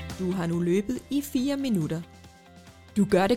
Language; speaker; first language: Danish; native; Danish